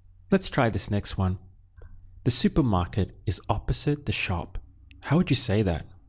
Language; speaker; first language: English; native; English